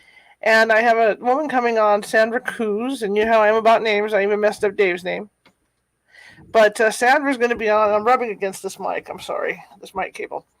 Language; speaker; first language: English; native; English